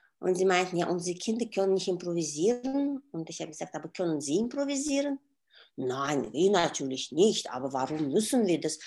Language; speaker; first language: German; non-native, fluent; Russian